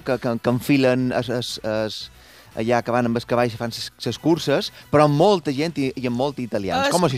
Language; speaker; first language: Catalan; native; Catalan